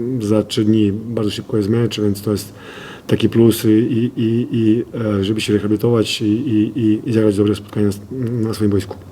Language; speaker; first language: Polish; non-native, fluent; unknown